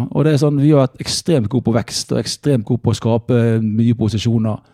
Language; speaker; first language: Norwegian; native; Norwegian